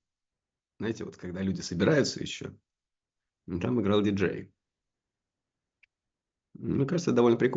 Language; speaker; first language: Russian; native; Russian